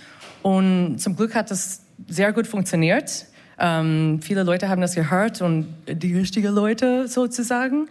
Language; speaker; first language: German; non-native, fluent; English